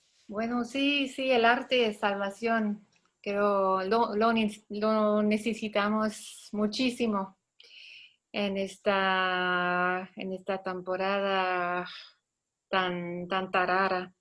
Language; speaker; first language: Spanish; non-native, fluent; French